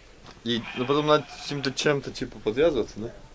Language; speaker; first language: Russian; native; Russian